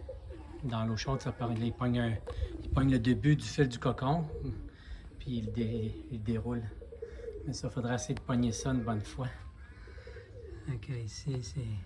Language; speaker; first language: French; native; French